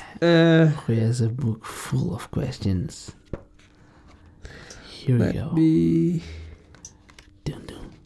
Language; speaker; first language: English; non-native, fluent; Portuguese